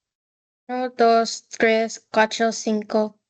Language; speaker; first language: Spanish; non-native, learner; English